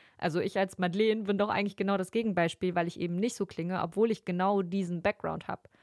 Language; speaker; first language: German; native; German